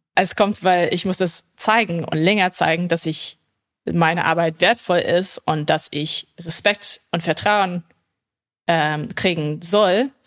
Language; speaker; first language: German; early bilingual, heritage; English